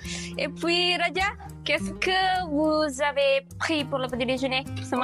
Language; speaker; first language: French; non-native, fluent; Indonesian